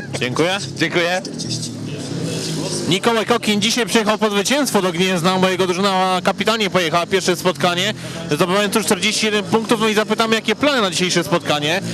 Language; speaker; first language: Polish; native; Polish